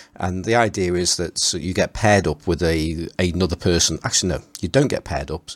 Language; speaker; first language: English; native; English